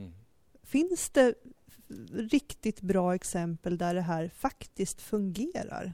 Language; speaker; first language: Swedish; native; Swedish